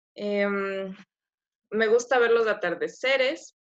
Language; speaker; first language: Spanish; native; Spanish